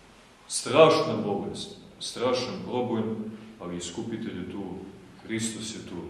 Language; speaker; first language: Serbian; native; Serbian